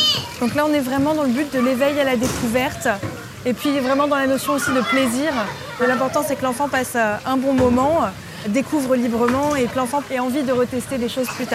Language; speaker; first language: French; native; French